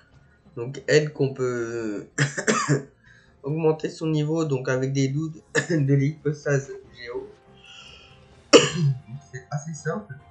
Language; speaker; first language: French; native; French